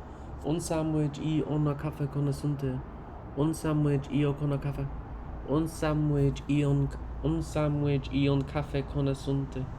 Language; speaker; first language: Spanish; non-native, learner; English